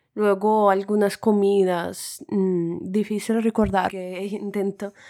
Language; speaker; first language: Spanish; non-native, fluent; Russian